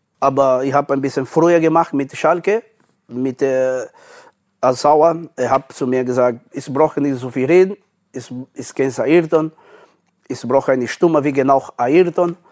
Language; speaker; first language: German; non-native, learner; Portuguese